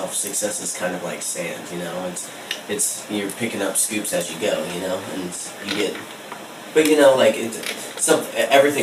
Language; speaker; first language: English; native; English